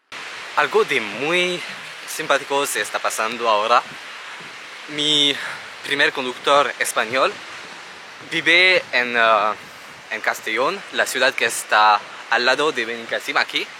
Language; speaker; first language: Spanish; non-native, learner; French